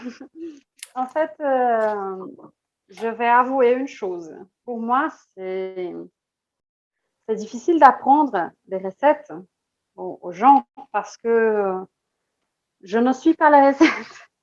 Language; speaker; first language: French; non-native, fluent; Portuguese